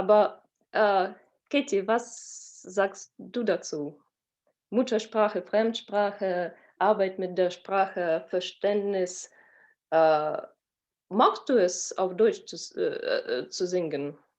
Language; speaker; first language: German; non-native, learner; Russian